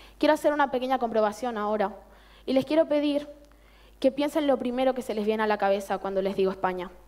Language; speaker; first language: Spanish; native; Spanish